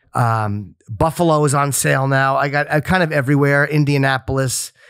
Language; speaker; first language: English; native; English